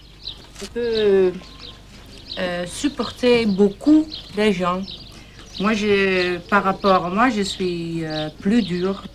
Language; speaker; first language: French; non-native, fluent; German